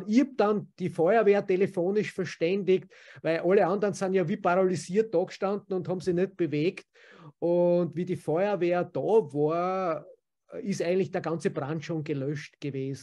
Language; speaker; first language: German; native; German